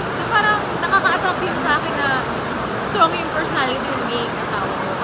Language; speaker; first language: Filipino; native; Filipino